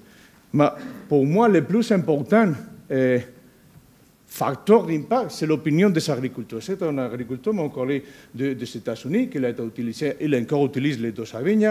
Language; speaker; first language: French; non-native, learner; Spanish